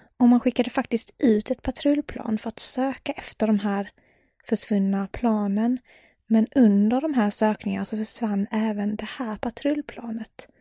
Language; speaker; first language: Swedish; native; Swedish